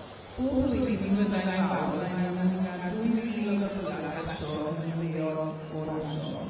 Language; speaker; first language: Welsh; native; Welsh